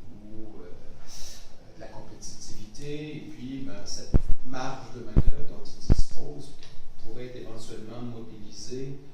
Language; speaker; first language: French; native; French